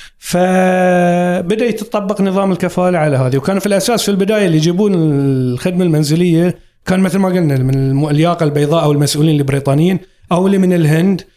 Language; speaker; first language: Arabic; native; Arabic